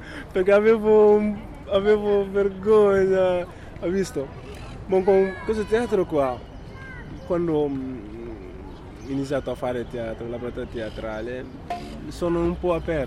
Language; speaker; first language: Italian; non-native, learner; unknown